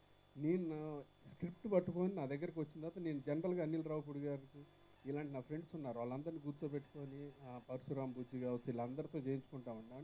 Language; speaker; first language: Telugu; native; Telugu